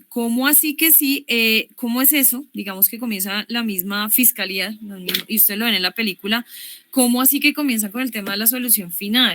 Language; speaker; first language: Spanish; native; Spanish